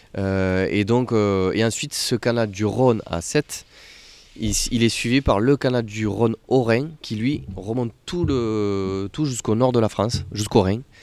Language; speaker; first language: French; native; French